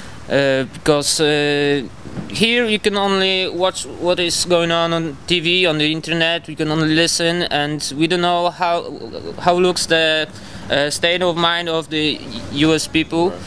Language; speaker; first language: English; non-native, learner; Polish